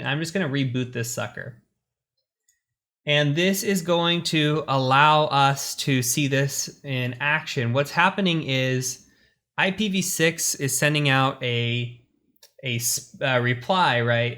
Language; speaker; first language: English; native; English